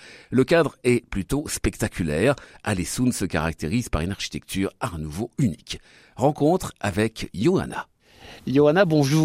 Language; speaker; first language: French; native; French